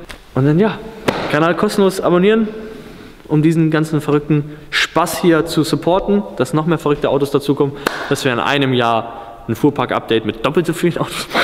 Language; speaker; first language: German; native; German